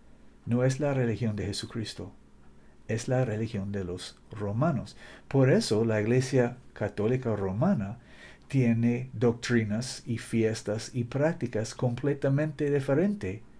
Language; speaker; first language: Spanish; non-native, fluent; English